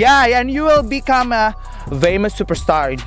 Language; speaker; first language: English; non-native, learner; Indonesian